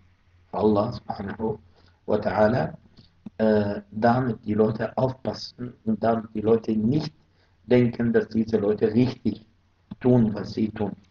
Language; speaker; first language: German; non-native, fluent; Arabic